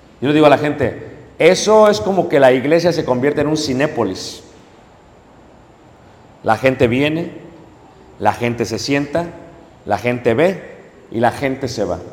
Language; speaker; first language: Spanish; native; Spanish